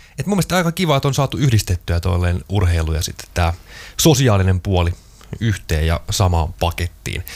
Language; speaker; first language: Finnish; native; Finnish